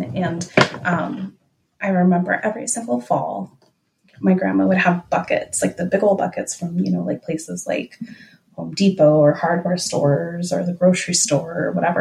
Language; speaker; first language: English; native; English